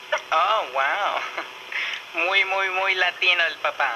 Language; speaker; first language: Spanish; early bilingual, other home language; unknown